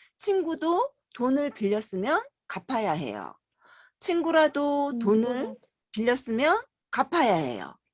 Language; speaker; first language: Korean; native; Korean